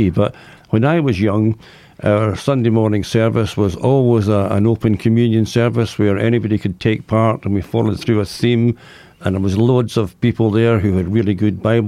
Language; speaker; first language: English; native; English